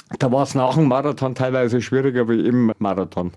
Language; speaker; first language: German; native; German